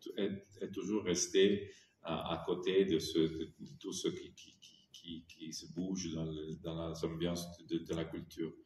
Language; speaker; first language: French; non-native, fluent; Italian